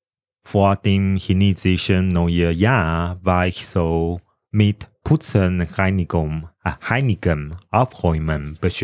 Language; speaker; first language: German; non-native, learner; Chinese